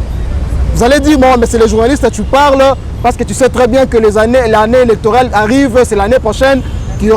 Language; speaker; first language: French; non-native, local second language; Lingala